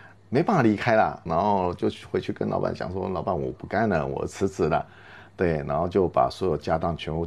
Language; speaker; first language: Chinese; native; Chinese